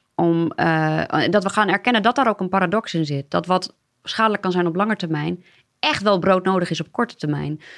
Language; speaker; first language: Dutch; native; Dutch